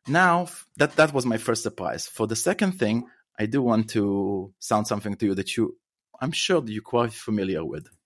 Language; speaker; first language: English; non-native, fluent; Hebrew